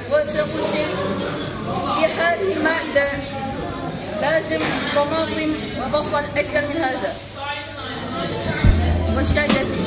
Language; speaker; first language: Arabic; non-native, learner; Turkish